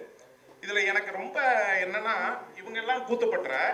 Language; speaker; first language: Tamil; native; Tamil